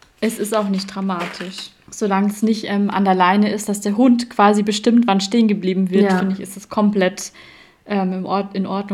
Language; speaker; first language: German; native; German